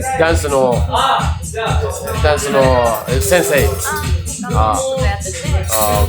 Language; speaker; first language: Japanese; non-native, learner; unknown